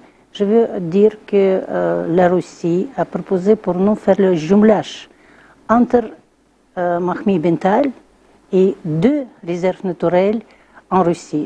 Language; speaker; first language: French; non-native, learner; Russian